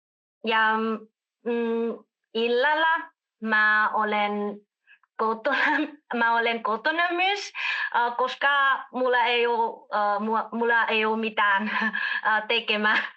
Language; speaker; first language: Finnish; non-native, learner; Vietnamese